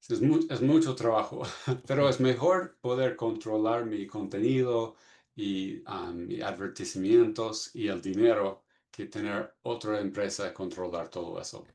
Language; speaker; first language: Spanish; non-native, fluent; English